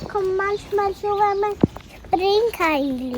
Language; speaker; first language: German; early bilingual, other home language; Telugu